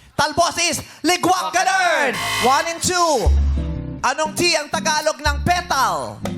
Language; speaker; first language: Filipino; native; Filipino